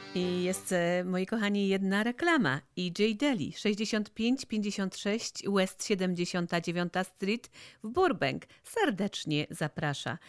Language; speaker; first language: Polish; native; Polish